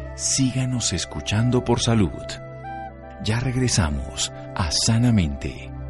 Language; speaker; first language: Spanish; native; Spanish